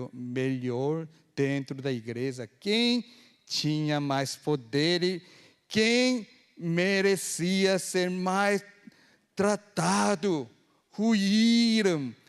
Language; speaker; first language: Portuguese; non-native, fluent; Korean